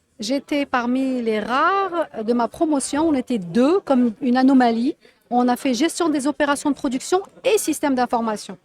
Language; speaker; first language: French; non-native, local second language; Arabic